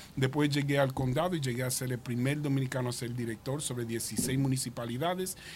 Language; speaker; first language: Spanish; early bilingual, heritage; Spanish